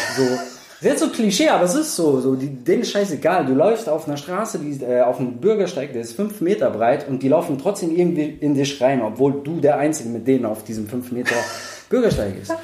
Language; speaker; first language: German; native; German